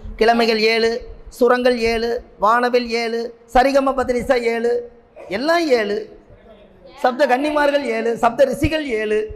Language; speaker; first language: Tamil; native; Tamil